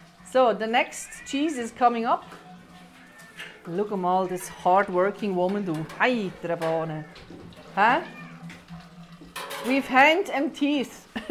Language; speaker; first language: English; non-native, fluent; Swiss German